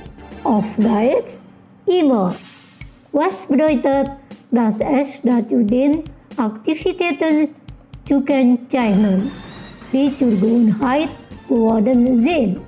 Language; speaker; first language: German; non-native, fluent; Indonesian